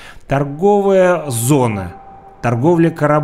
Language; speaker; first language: Russian; native; Russian